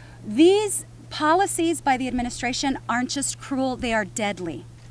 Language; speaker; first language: English; early bilingual, other home language; Spanish